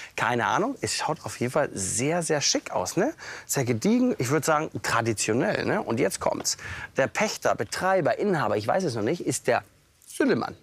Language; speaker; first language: German; native; German